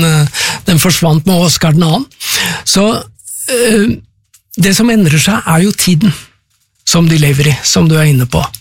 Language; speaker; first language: Norwegian; native; Norwegian